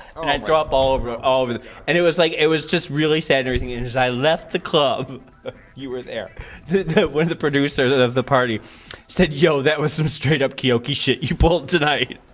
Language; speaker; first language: English; native; English